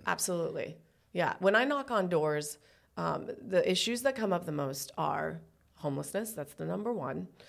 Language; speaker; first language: English; early bilingual, other home language; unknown